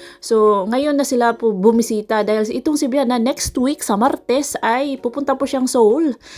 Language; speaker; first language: Filipino; non-native, local second language; Cebuano